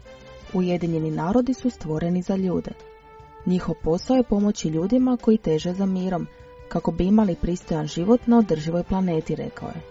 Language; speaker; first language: Croatian; native; Croatian